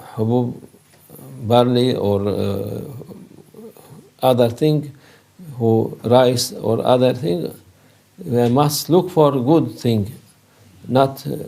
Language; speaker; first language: English; non-native, learner; Turkish